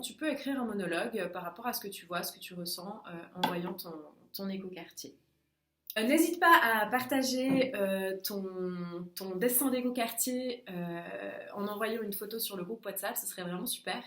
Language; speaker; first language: French; native; French